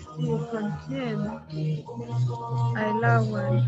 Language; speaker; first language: Spanish; non-native, fluent; German